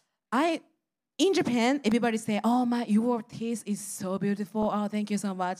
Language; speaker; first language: English; non-native, learner; Japanese